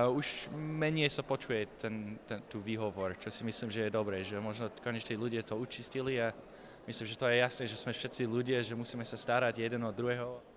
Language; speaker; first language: Slovak; non-native, learner; English